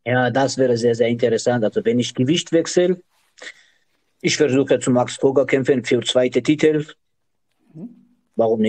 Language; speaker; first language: German; non-native, learner; Georgian